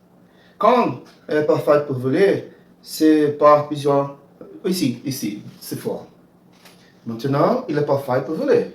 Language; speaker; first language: French; non-native, learner; Portuguese